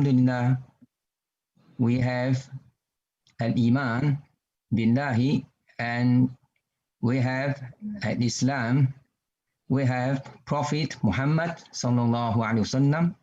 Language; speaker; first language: English; non-native, learner; Chinese